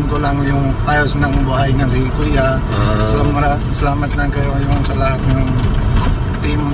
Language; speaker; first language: Filipino; non-native, learner; Punjabi